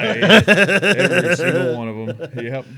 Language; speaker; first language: English; native; English